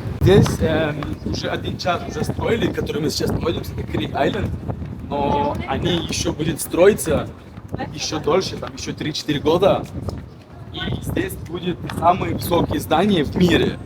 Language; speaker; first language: Russian; non-native, fluent; Turkish